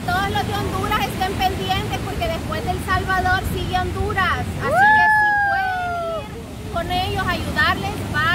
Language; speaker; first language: Spanish; native; Spanish